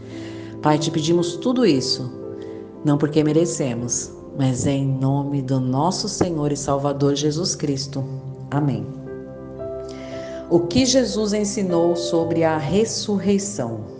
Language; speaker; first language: Portuguese; native; Portuguese